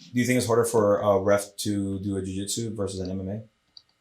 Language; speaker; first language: English; native; English